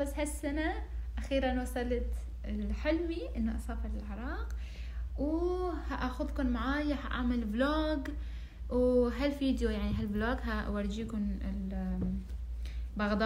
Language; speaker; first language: Arabic; non-native, fluent; Persian